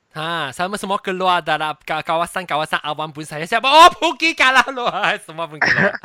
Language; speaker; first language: Malay; non-native, local second language; Chinese